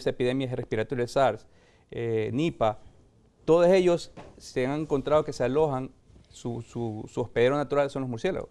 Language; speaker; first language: Spanish; native; Spanish